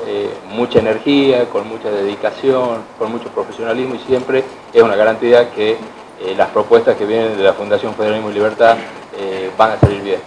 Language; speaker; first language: Spanish; native; Spanish